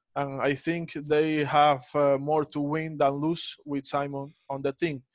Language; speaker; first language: English; non-native, fluent; Spanish